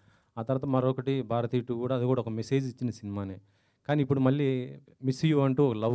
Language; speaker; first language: Telugu; native; Telugu